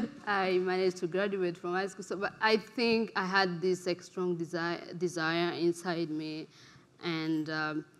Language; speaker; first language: English; non-native, local second language; Kinyarwanda